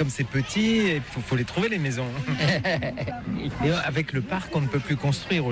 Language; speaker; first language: French; native; French